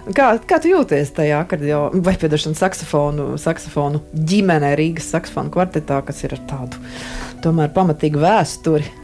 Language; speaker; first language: Latvian; native; Latvian